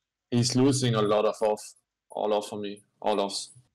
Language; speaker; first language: English; non-native, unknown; German